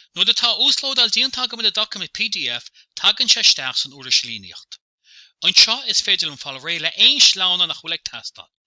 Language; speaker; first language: Irish; native; Irish